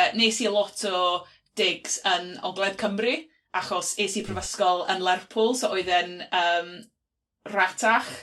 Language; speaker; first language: Welsh; non-native, local second language; English